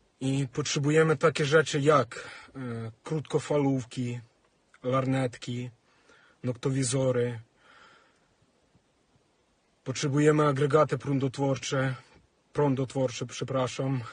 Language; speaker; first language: Polish; non-native, fluent; Ukrainian